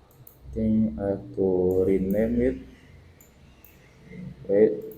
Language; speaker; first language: English; non-native, learner; Indonesian